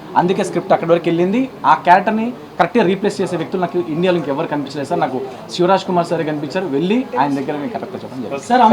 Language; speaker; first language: Telugu; native; Telugu